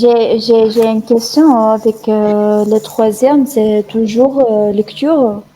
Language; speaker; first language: French; non-native, fluent; Arabic